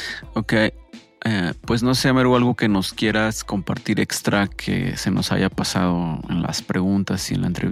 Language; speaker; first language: Spanish; native; Spanish